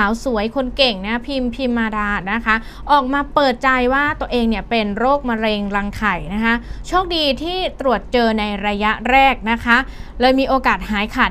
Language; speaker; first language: Thai; native; Thai